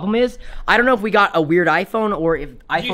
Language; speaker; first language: English; native; English